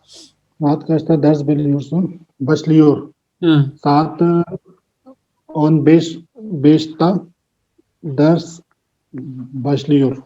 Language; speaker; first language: Turkish; non-native, learner; Urdu